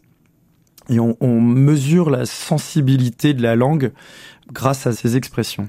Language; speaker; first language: French; native; French